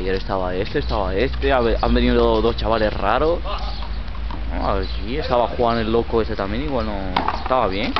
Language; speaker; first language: Spanish; native; Spanish